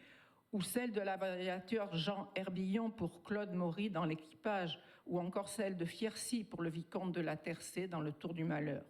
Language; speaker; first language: French; native; French